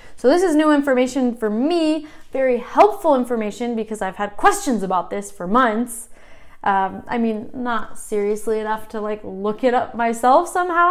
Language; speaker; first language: English; native; English